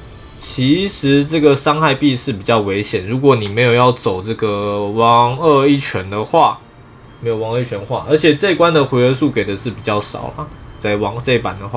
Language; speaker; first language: Chinese; native; Chinese